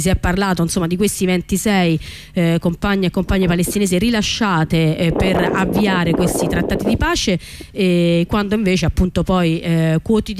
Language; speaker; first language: Italian; native; Italian